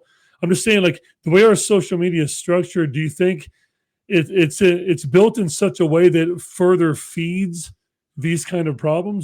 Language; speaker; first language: English; native; English